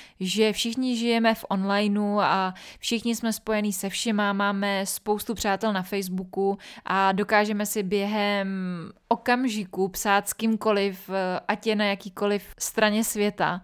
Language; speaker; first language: Czech; native; Czech